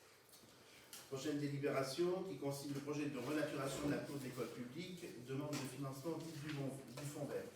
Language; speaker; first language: French; native; French